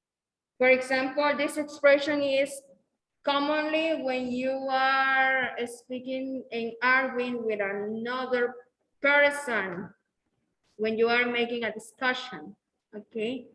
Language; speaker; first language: English; non-native, fluent; Spanish